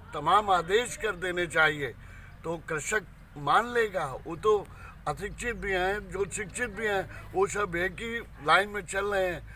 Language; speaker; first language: Hindi; native; Hindi